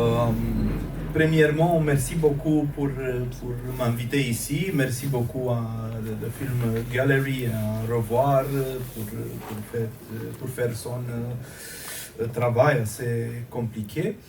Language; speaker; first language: French; non-native, fluent; Romanian